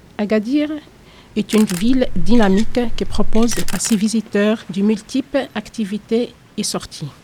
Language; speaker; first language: French; non-native, local second language; Tachelhit